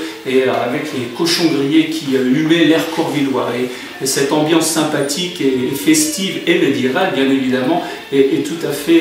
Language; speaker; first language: French; native; French